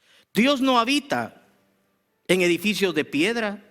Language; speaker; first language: Spanish; native; Spanish